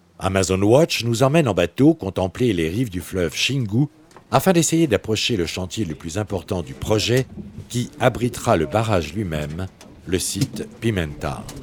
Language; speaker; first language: French; native; French